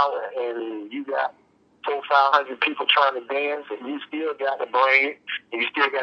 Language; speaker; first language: English; native; English